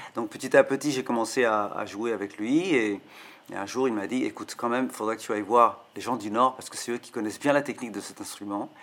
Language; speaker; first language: French; native; French